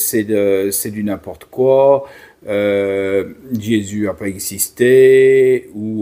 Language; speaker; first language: French; native; French